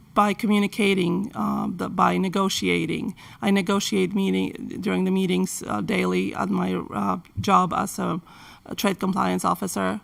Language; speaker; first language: English; non-native, fluent; Polish